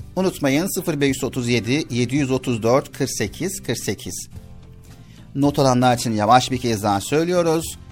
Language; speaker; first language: Turkish; native; Turkish